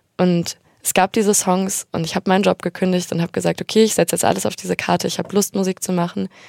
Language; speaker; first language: German; native; German